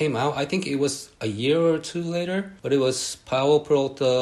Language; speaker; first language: English; early bilingual, other home language; Japanese